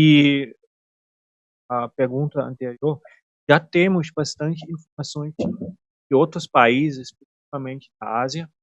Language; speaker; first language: Portuguese; non-native, fluent; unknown